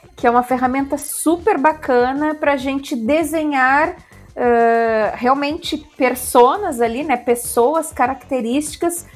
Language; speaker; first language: Portuguese; native; Portuguese